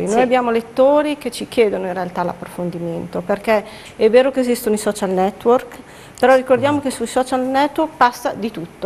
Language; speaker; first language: Italian; native; Italian